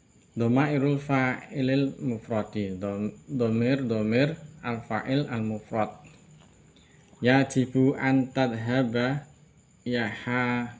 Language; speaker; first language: Arabic; non-native, fluent; Indonesian